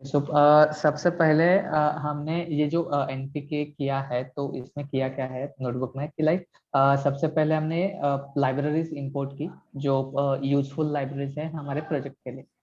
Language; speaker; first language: Hindi; non-native, local second language; Marathi